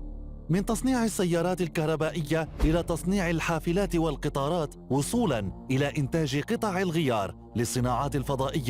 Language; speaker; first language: Arabic; native; Arabic